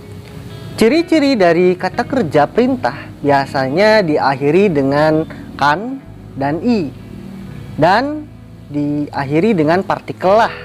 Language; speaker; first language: Indonesian; native; Indonesian